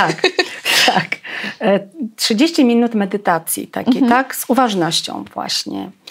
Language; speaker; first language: Polish; non-native, fluent; Russian